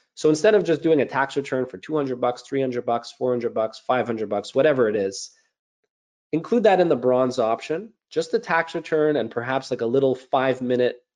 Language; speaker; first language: English; native; English